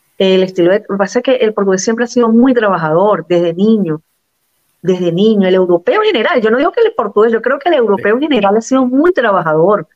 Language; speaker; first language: Spanish; native; Spanish